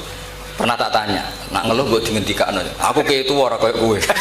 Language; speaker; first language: Indonesian; non-native, local second language; Javanese